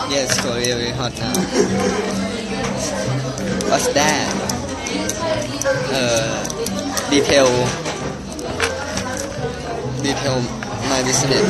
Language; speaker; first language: English; non-native, learner; Thai